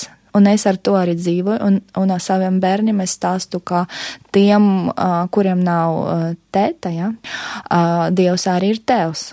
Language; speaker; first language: Latvian; non-native, local second language; Russian